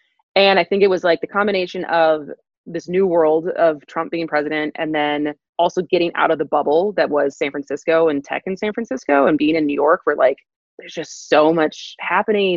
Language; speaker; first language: English; native; English